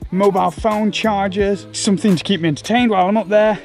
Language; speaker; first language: English; native; English